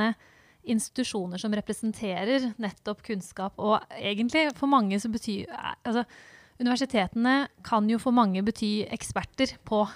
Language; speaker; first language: Norwegian; native; Norwegian